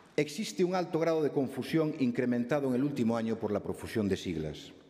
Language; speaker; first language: Spanish; non-native, local second language; Galician